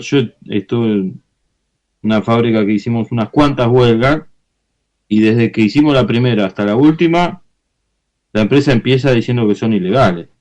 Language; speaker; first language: Spanish; native; Spanish